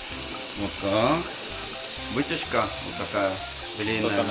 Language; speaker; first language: Russian; non-native, fluent; Korean